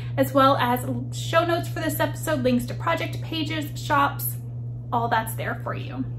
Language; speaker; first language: English; native; English